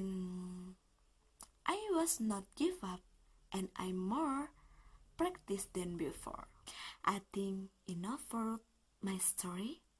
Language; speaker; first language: English; non-native, learner; Indonesian